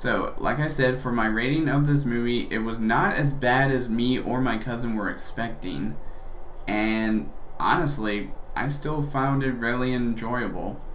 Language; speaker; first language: English; native; English